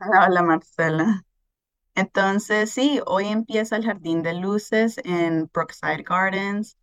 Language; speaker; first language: Spanish; early bilingual, heritage; Spanish